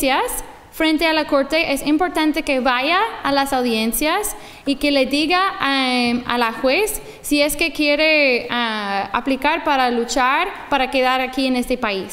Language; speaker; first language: Spanish; non-native, fluent; English